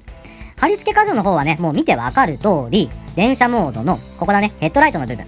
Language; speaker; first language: Japanese; native; Japanese